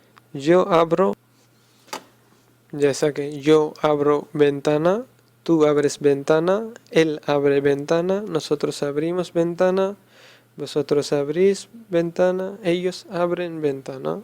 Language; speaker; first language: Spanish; non-native, fluent; Urdu